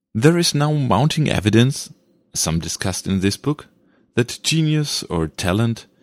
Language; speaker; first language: English; non-native, fluent; German